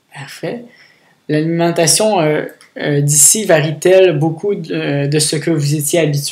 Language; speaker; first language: French; native; French